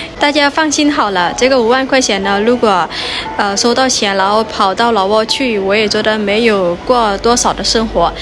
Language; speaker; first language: Chinese; non-native, fluent; Lao